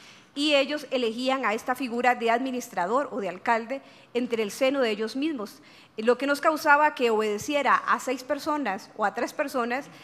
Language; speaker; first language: Spanish; native; Spanish